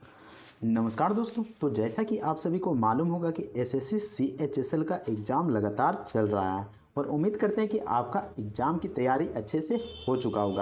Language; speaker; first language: Hindi; native; Hindi